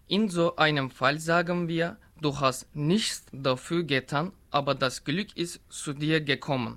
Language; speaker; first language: German; non-native, learner; Turkish